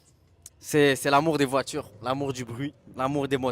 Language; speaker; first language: French; native; French